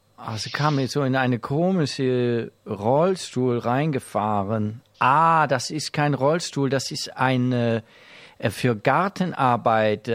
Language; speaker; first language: German; native; German